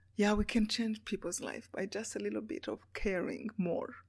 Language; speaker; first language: English; non-native, local second language; Kinyarwanda